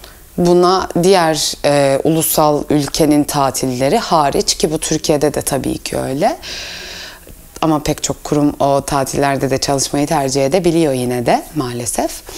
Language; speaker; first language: Turkish; early bilingual, heritage; Turkish